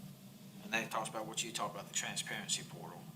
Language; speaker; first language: English; native; English